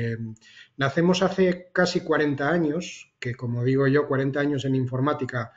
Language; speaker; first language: Spanish; native; Spanish